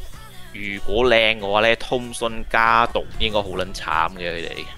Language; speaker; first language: Chinese; native; Chinese